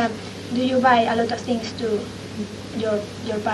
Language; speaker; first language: English; non-native, learner; Spanish